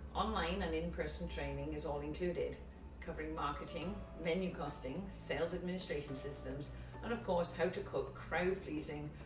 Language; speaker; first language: English; non-native, fluent; Spanish